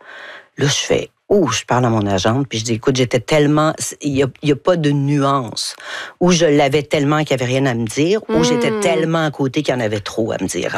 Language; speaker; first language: French; native; French